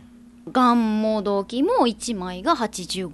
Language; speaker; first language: Japanese; native; Japanese